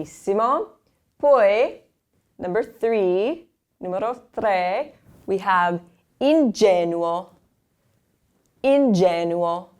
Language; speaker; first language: Italian; non-native, fluent; English